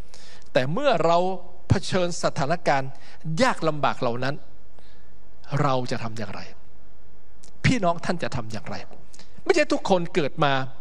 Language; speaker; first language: Thai; native; Thai